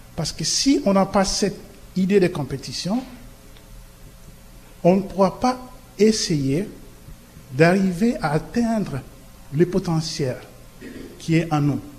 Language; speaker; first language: French; non-native, local second language; Lingala